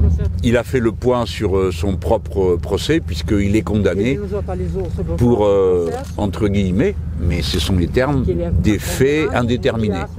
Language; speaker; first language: French; native; French